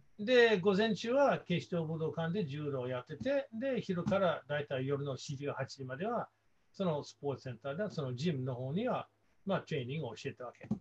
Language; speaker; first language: Japanese; non-native, fluent; English